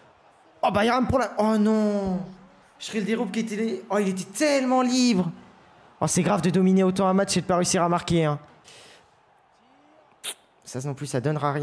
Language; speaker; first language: French; native; French